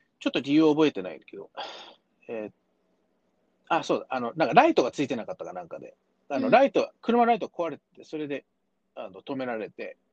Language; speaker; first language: Japanese; early bilingual, heritage; Japanese